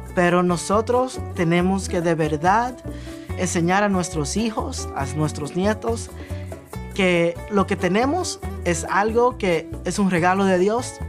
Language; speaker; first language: Spanish; early bilingual, heritage; Spanish